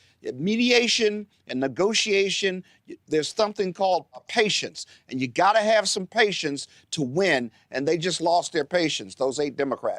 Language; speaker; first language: English; native; English